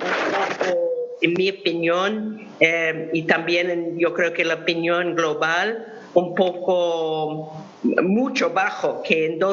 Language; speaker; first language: Spanish; non-native, fluent; English